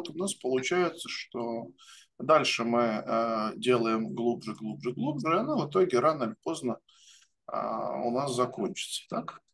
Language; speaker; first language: Russian; native; Russian